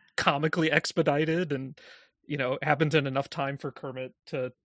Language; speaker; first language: English; native; English